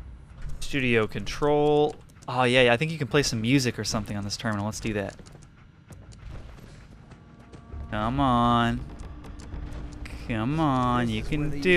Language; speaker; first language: English; native; English